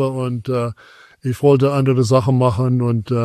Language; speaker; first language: German; non-native, fluent; English